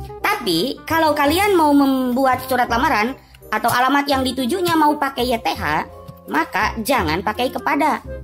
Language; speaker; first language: Indonesian; native; Indonesian